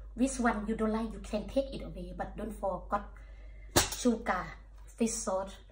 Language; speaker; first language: English; non-native, learner; Thai